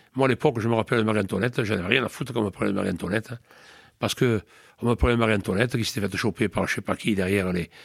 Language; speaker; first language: French; native; French